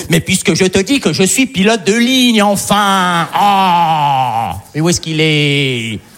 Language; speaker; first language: French; early bilingual, other home language; Arabic